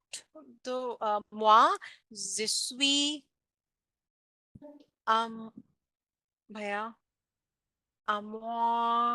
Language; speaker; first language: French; non-native, learner; Bangla